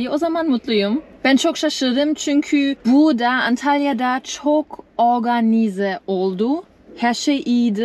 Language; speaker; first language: Turkish; non-native, learner; German